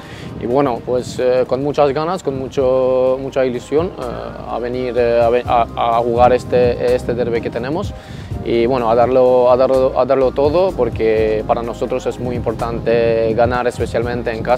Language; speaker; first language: Spanish; non-native, fluent; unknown